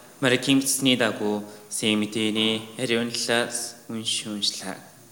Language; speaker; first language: Mongolian; non-native, fluent; Korean